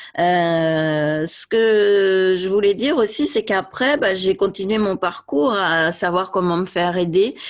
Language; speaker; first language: French; native; French